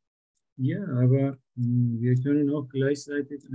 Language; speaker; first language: German; non-native, learner; Turkish